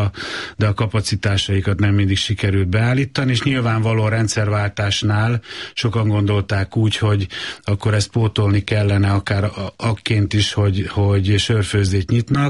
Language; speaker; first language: Hungarian; native; Hungarian